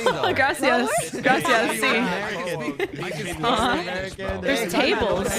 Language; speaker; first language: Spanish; non-native, learner; English